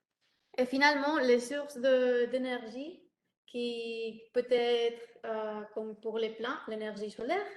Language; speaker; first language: French; non-native, learner; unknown